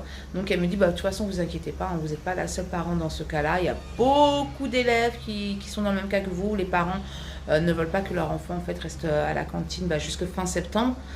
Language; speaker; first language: French; native; French